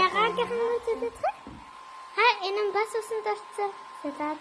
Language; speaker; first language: Mongolian; early bilingual, heritage; Mongolian